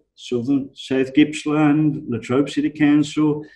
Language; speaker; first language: English; native; English